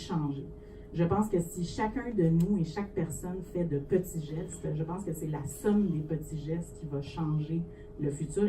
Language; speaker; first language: French; native; French